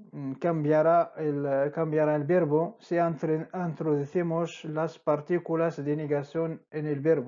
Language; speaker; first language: Spanish; non-native, fluent; Arabic